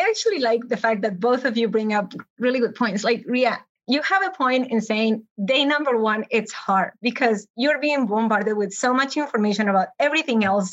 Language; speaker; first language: English; non-native, fluent; Spanish